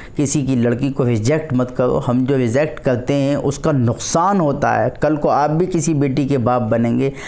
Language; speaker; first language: Urdu; native; Urdu